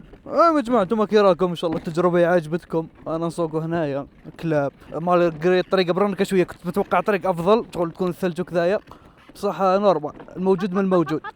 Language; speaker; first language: Arabic; native; Arabic